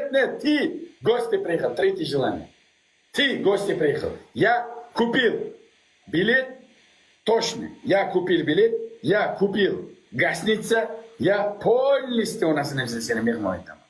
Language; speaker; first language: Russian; non-native, learner; Uzbek